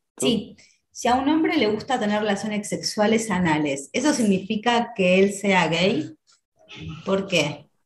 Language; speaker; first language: Spanish; native; Spanish